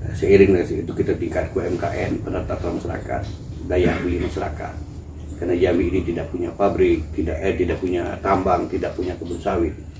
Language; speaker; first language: Indonesian; non-native, local second language; Minangkabau